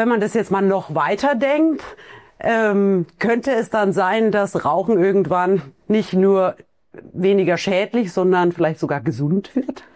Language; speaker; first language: German; native; German